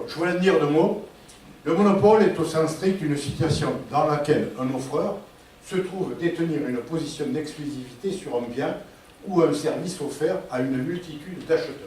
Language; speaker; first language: French; native; French